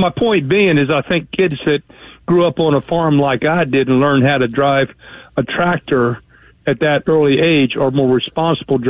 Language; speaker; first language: English; native; English